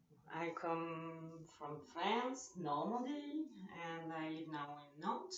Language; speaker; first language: English; non-native, learner; French